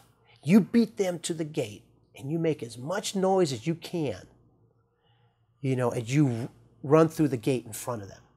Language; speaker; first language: English; native; English